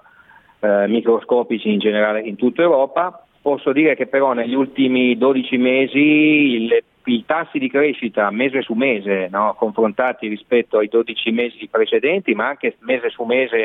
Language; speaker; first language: Italian; native; Italian